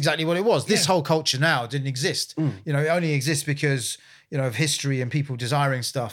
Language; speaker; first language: English; native; English